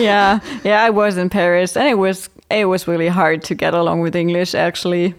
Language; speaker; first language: English; non-native, fluent; German